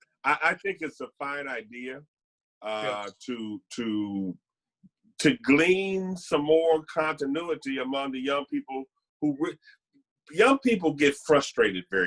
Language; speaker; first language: English; native; English